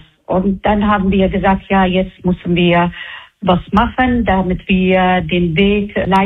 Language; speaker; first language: German; non-native, learner; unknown